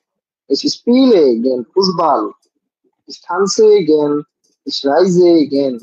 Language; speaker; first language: German; non-native, learner; Bangla